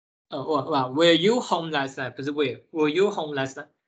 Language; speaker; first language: English; non-native, fluent; Chinese